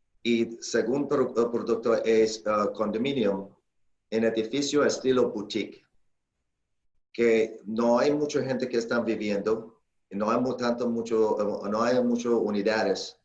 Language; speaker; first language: Spanish; non-native, learner; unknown